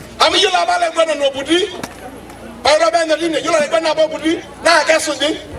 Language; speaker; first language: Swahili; non-native, local second language; Masai